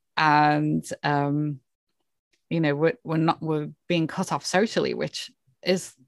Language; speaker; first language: English; native; English